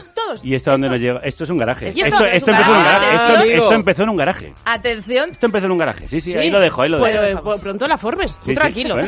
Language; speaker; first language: Spanish; native; Spanish